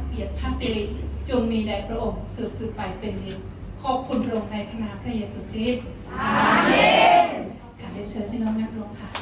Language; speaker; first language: Thai; native; Thai